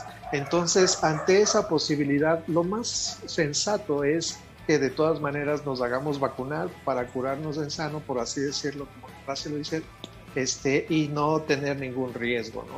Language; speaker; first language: Spanish; native; Spanish